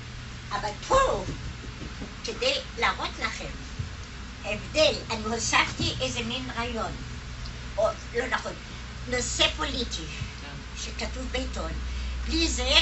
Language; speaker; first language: Hebrew; non-native, fluent; German